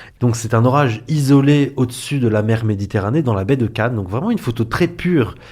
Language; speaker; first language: French; early bilingual, other home language; Arabic